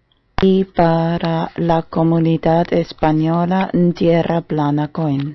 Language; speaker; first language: Spanish; non-native, fluent; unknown